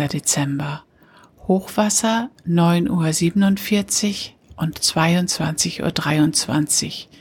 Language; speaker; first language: German; native; German